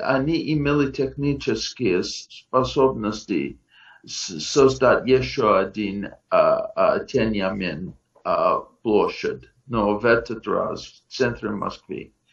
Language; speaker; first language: Russian; non-native, fluent; English